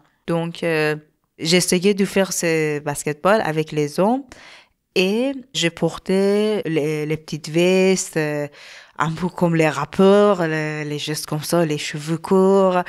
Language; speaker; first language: French; non-native, learner; Persian